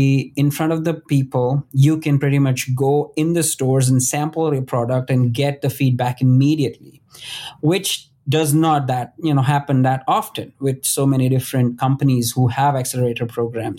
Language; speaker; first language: English; non-native, local second language; Gujarati